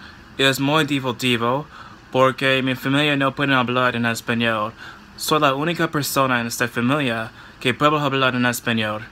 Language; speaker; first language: Spanish; non-native, fluent; English